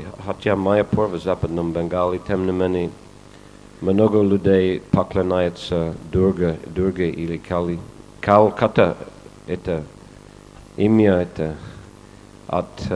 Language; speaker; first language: Russian; non-native, fluent; English